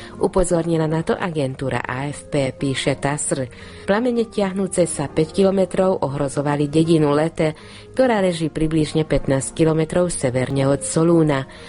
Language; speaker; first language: Slovak; non-native, local second language; Hungarian